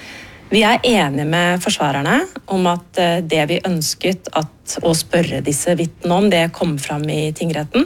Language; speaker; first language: Norwegian; native; Norwegian